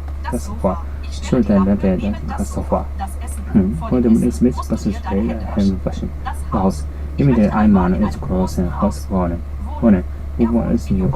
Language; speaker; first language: German; non-native, learner; Japanese